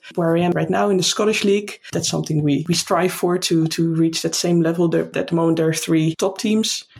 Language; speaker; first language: English; non-native, fluent; Dutch